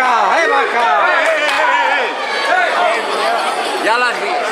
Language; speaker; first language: Spanish; native; Spanish